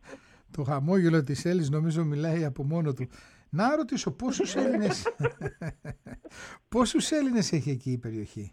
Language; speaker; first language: Greek; native; Greek